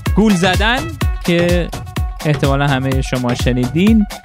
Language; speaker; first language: Persian; native; Persian